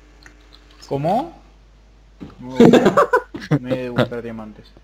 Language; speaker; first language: Spanish; native; Spanish